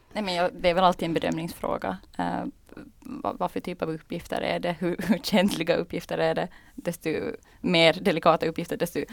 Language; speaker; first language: Swedish; native; Swedish